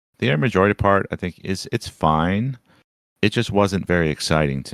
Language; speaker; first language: English; native; English